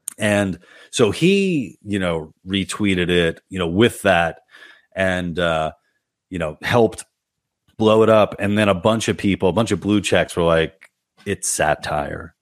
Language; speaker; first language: English; native; English